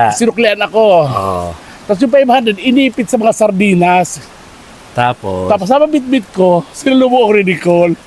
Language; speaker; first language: Filipino; native; Filipino